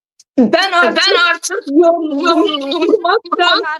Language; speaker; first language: Turkish; non-native, learner; Turkmen